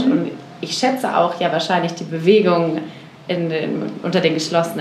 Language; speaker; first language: German; native; German